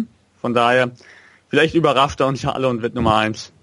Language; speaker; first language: German; native; German